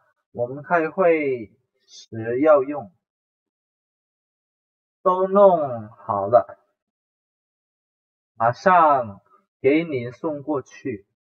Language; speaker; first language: Chinese; non-native, fluent; Indonesian